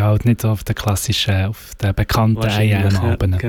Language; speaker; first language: German; native; German